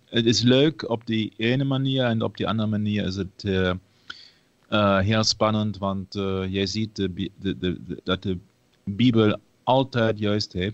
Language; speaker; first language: Dutch; non-native, learner; German